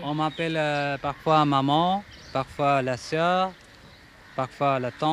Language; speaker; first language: French; non-native, fluent; Bangla